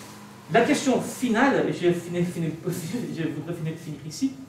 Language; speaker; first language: French; non-native, learner; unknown